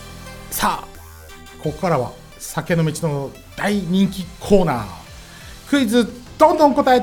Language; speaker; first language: Japanese; native; Japanese